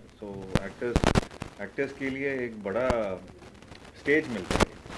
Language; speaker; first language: Hindi; non-native, local second language; Tamil